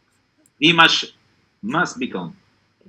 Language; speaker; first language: English; non-native, learner; Italian